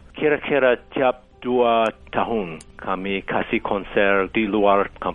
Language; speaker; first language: Indonesian; non-native, fluent; English